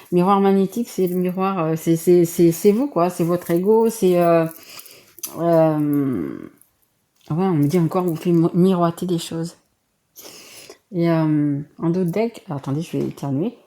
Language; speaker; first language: French; native; French